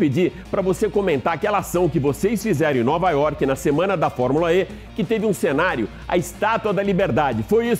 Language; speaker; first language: Portuguese; native; Portuguese